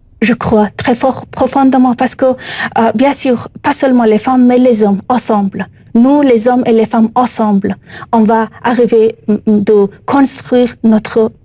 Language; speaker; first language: French; non-native, learner; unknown